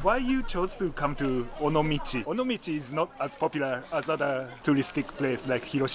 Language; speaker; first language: English; non-native, fluent; Japanese